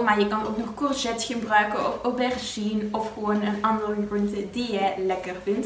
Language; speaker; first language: Dutch; native; Dutch